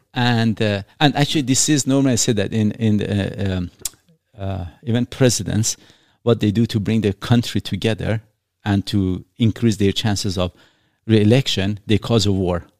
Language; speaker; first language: English; non-native, fluent; Persian